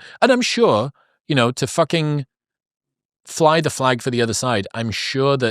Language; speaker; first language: English; native; English